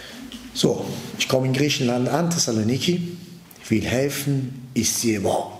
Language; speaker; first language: German; early bilingual, other home language; Turkish